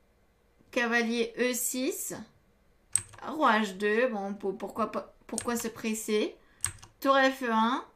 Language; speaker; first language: French; native; French